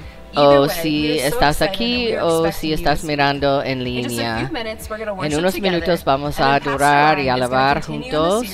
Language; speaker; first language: Spanish; non-native, learner; English